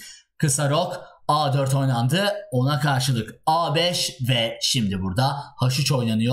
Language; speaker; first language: Turkish; native; Turkish